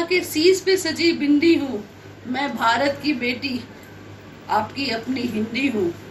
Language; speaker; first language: Hindi; native; Hindi